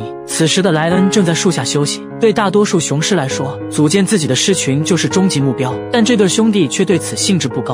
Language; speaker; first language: Chinese; native; Chinese